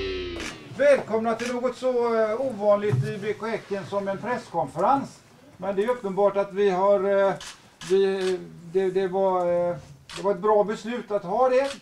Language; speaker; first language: Swedish; native; Swedish